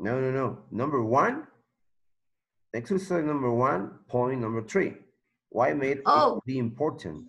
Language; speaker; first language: English; non-native, learner; Spanish